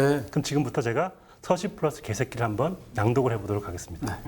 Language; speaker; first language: Korean; native; Korean